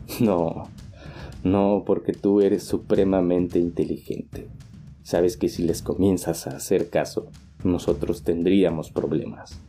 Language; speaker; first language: Spanish; native; Spanish